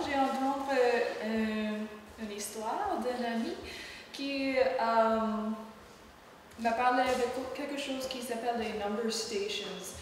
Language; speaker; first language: French; non-native, learner; English